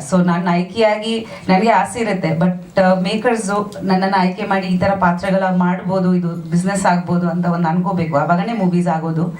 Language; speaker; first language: Kannada; non-native, fluent; Bangla